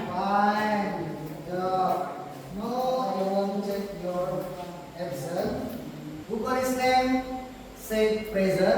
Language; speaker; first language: English; non-native, learner; Indonesian